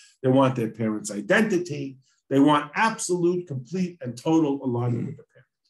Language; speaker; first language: English; native; English